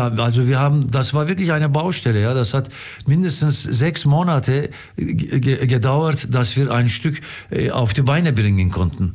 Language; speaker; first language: German; non-native, fluent; Turkish